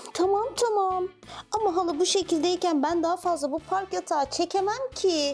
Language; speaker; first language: Turkish; native; Turkish